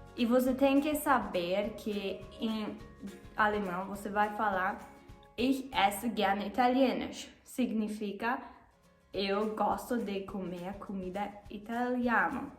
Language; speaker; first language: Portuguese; non-native, learner; German